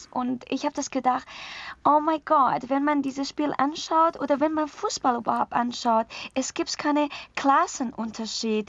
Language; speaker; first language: German; non-native, learner; Persian